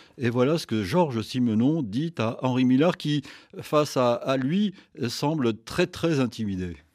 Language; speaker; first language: French; native; French